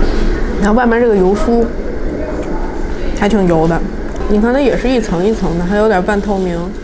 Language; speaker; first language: Chinese; native; Chinese